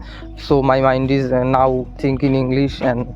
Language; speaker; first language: English; non-native, learner; Hindi